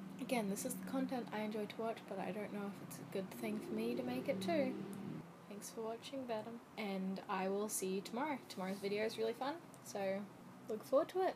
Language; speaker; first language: English; native; English